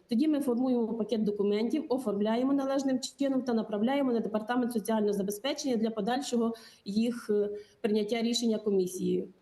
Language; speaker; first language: Ukrainian; native; Ukrainian